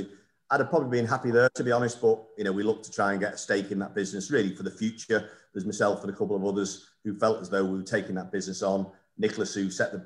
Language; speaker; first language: English; native; English